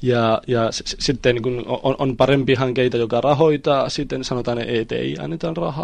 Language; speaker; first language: Finnish; non-native, learner; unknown